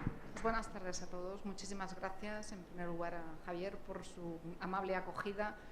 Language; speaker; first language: Spanish; native; Spanish